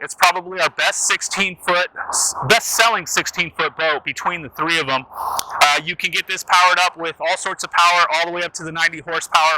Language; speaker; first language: English; native; English